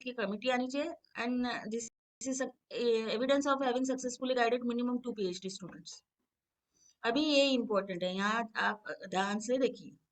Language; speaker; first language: Hindi; non-native, local second language; Marathi